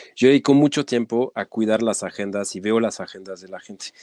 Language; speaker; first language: Spanish; non-native, fluent; French